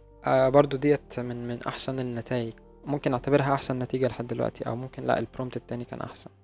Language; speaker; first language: Arabic; native; Arabic